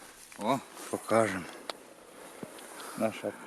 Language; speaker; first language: Russian; native; Russian